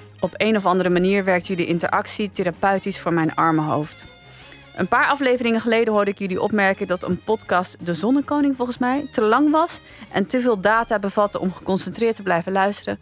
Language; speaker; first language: Dutch; native; Dutch